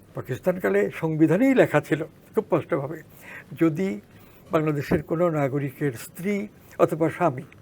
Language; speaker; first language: Bangla; native; Bangla